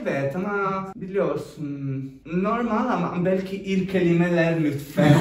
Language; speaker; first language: Turkish; non-native, learner; Italian